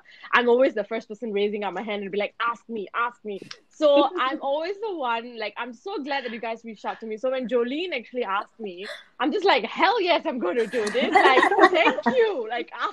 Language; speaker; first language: English; native; English